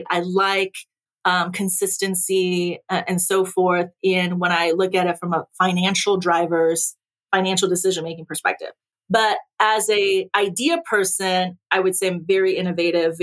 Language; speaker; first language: English; early bilingual, other home language; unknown